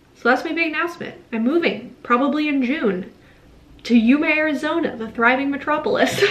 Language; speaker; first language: English; native; English